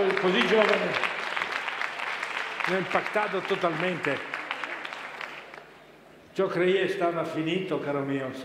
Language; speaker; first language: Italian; non-native, fluent; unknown